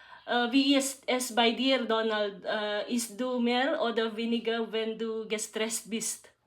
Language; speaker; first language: German; non-native, learner; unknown